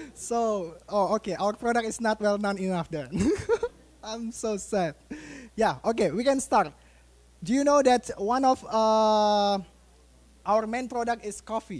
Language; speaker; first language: English; non-native, fluent; Indonesian